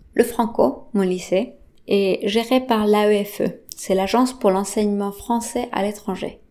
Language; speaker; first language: French; non-native, fluent; Spanish